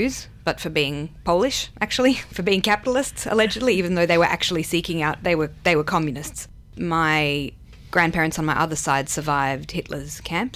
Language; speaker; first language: English; non-native, local second language; Hebrew